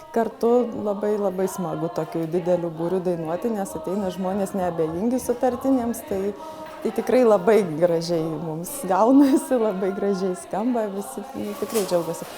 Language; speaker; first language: Lithuanian; native; Lithuanian